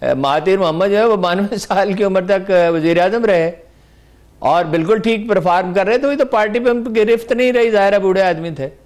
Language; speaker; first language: Urdu; native; Urdu